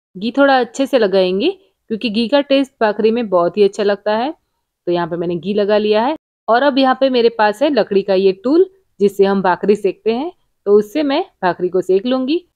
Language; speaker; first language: Hindi; non-native, local second language; Gujarati